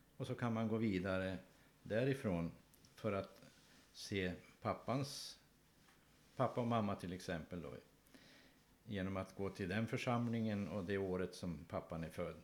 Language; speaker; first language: Swedish; native; Swedish